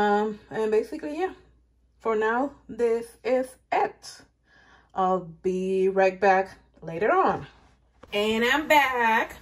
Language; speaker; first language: English; non-native, fluent; Spanish